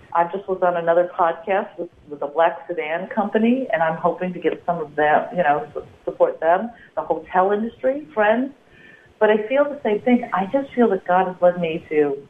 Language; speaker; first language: English; native; English